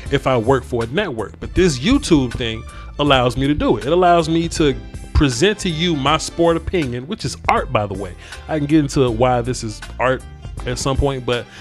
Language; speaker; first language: English; native; English